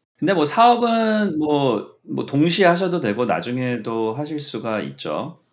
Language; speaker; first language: Korean; native; Korean